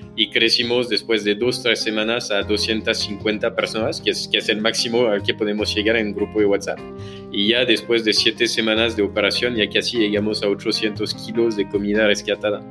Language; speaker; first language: Spanish; non-native, fluent; French